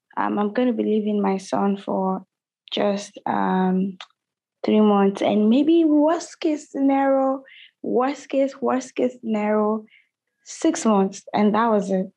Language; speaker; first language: English; non-native, local second language; Yoruba